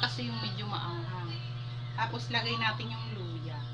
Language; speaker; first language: Filipino; non-native, local second language; Waray